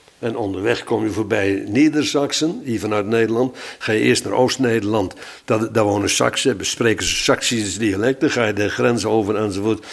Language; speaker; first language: Dutch; native; Dutch